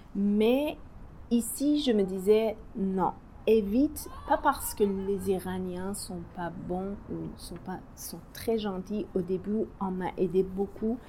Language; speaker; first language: French; non-native, learner; Persian